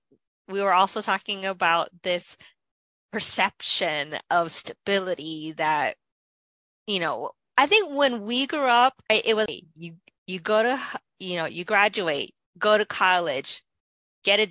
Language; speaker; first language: English; native; English